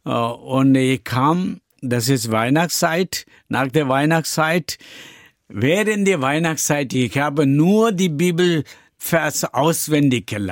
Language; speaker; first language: German; non-native, learner; Tamil